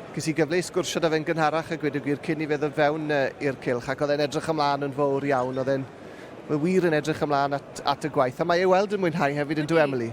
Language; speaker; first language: Welsh; native; Welsh